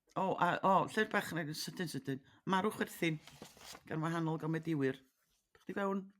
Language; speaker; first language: Welsh; native; Welsh